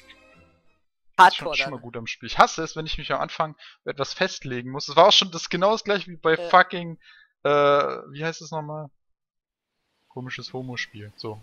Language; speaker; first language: German; native; German